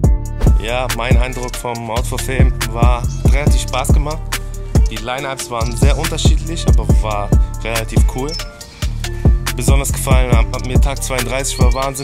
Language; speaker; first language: German; native; German